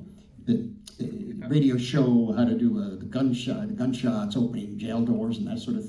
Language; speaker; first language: English; native; English